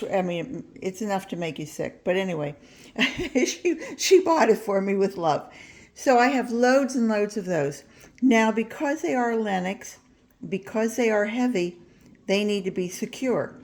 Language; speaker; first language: English; native; English